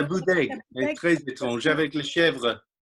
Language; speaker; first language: French; non-native, learner; English